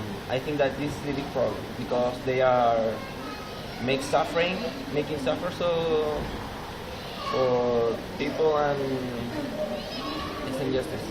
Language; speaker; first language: English; non-native, learner; Spanish